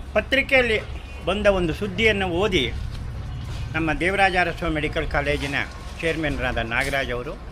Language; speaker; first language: Kannada; native; Kannada